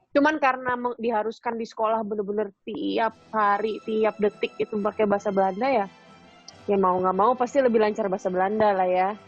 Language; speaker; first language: Indonesian; native; Indonesian